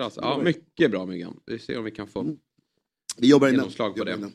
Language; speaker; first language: Swedish; native; Swedish